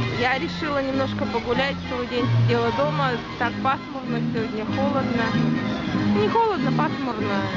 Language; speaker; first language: Russian; native; Russian